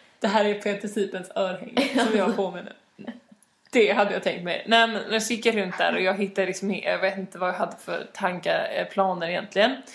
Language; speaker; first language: Swedish; native; Swedish